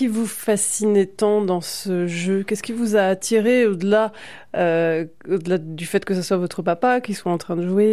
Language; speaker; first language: French; native; French